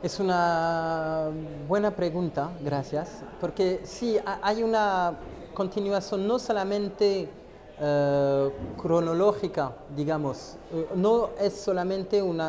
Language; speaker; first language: Spanish; non-native, fluent; French